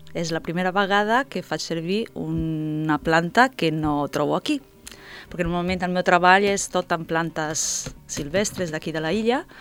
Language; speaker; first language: Catalan; non-native, fluent; Italian